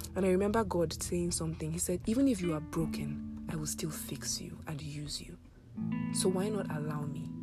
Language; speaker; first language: English; non-native, local second language; Yoruba